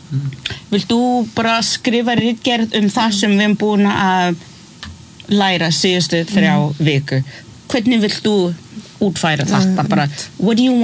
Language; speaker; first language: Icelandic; early bilingual, other home language; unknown